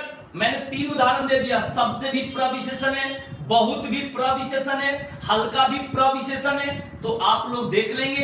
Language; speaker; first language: Hindi; native; Hindi